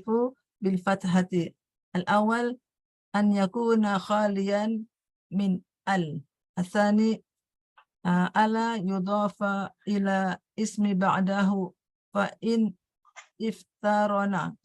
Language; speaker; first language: Arabic; non-native, learner; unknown